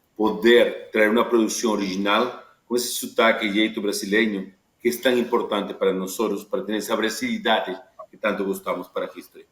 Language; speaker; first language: Portuguese; non-native, fluent; Spanish